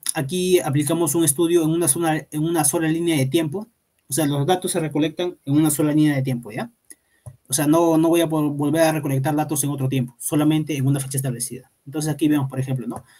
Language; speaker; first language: Spanish; native; Spanish